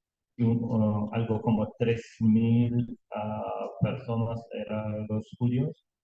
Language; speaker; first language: Spanish; non-native, learner; Lithuanian